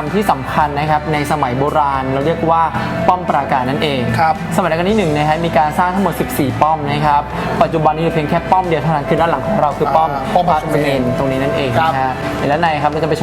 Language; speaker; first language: Thai; native; Thai